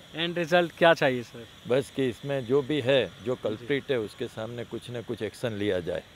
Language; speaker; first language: Hindi; non-native, local second language; Gujarati